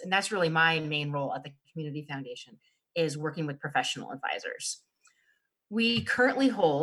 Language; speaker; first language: English; native; English